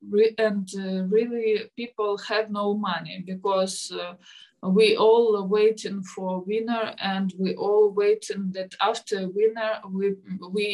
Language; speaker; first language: English; non-native, learner; Ukrainian